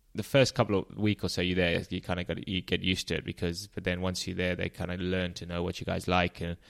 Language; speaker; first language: English; native; English